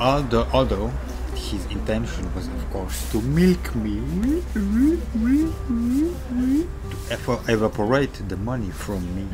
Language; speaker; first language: English; non-native, fluent; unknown